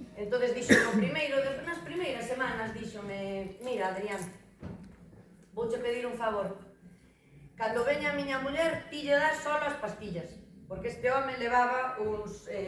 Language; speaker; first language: Galician; non-native, local second language; Spanish